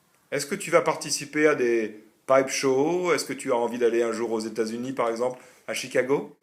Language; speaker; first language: French; native; French